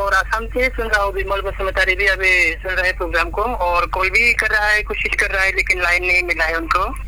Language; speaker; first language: Hindi; non-native, local second language; Bodo